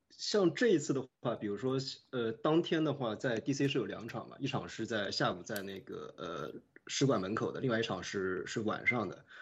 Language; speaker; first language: Chinese; native; Chinese